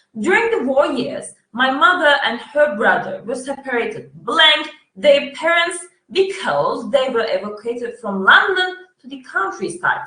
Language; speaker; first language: English; non-native, fluent; Turkish